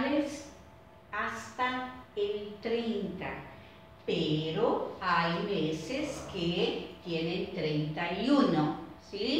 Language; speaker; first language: Spanish; non-native, fluent; Portuguese